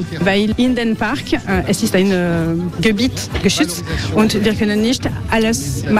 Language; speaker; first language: German; non-native, learner; French